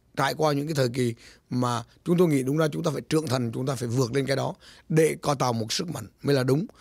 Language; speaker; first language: Vietnamese; native; Vietnamese